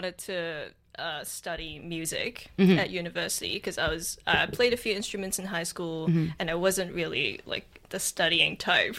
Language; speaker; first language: English; non-native, local second language; Cantonese